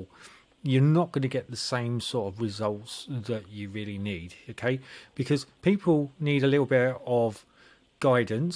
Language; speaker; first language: English; native; English